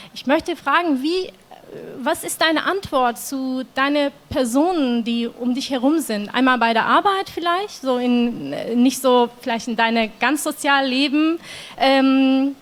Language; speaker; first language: German; non-native, fluent; Turkish